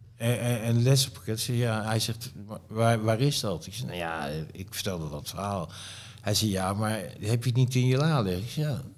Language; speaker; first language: Dutch; native; Dutch